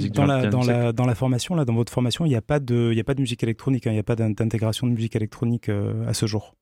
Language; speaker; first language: French; native; French